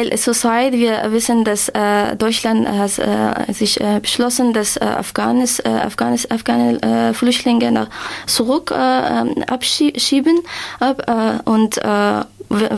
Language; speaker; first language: German; non-native, learner; Persian